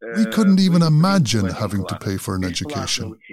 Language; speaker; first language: English; non-native, fluent; Azerbaijani